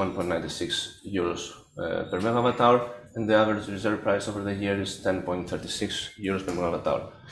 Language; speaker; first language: English; non-native, fluent; Greek